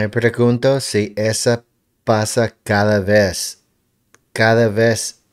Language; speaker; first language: Spanish; non-native, learner; English